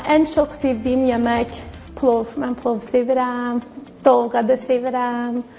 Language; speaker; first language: Azerbaijani; non-native, fluent; English